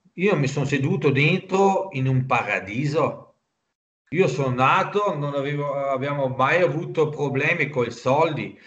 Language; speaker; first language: Italian; non-native, local second language; German